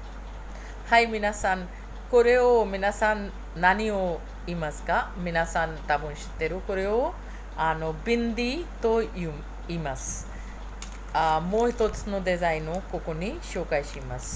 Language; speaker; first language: Japanese; non-native, fluent; Hindi